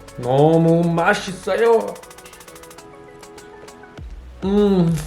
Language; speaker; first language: Korean; non-native, learner; German